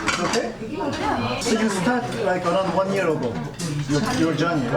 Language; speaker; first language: English; non-native, fluent; Korean